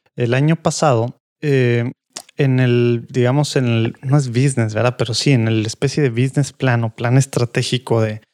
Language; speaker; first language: Spanish; native; Spanish